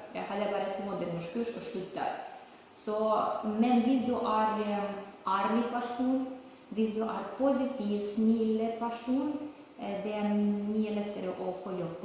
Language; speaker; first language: Norwegian; non-native, learner; Ukrainian